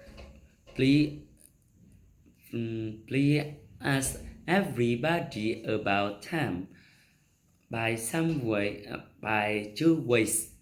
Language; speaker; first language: English; non-native, learner; Vietnamese